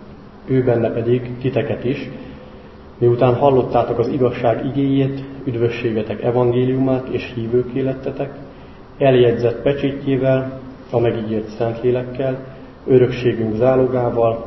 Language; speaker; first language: Hungarian; native; Hungarian